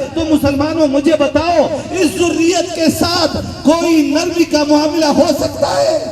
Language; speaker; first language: Urdu; non-native, local second language; Pashto